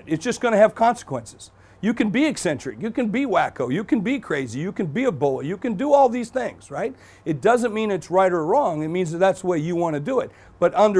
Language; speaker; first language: English; native; English